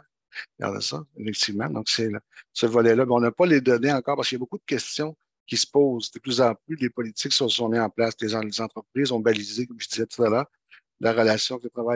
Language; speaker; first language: French; native; French